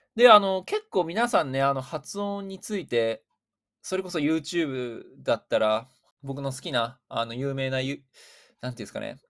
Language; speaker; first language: Japanese; native; Japanese